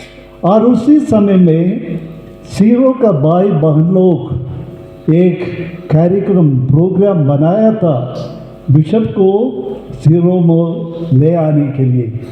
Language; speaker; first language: Hindi; non-native, local second language; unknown